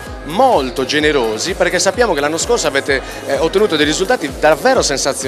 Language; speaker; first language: Italian; native; Italian